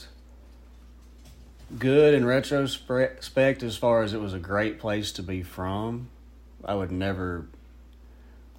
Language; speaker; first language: English; native; English